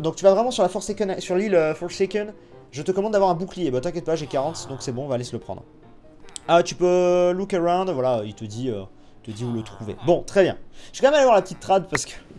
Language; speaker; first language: French; native; French